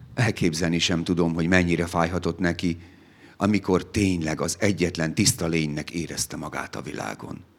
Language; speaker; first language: Hungarian; native; Hungarian